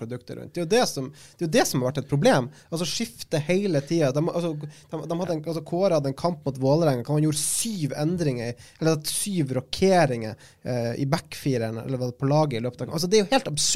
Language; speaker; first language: Norwegian; native; Norwegian